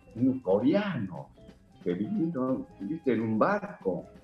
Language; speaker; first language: Spanish; early bilingual, other home language; Korean